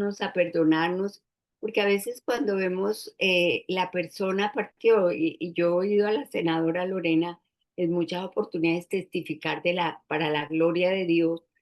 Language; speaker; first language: Spanish; native; Spanish